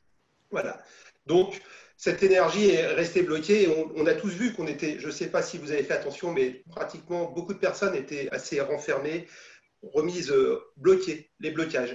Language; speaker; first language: French; native; French